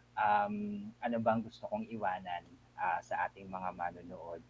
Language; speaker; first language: Filipino; native; Filipino